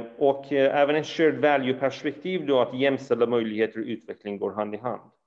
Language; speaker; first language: Swedish; early bilingual, other home language; Persian